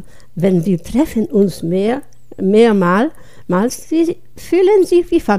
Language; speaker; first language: German; non-native, learner; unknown